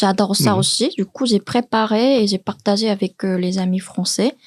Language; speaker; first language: French; non-native, learner; Korean